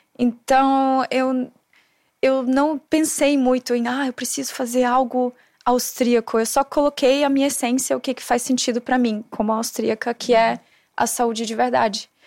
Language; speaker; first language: Portuguese; non-native, fluent; German